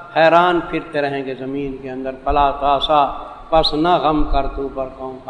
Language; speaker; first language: Urdu; native; Urdu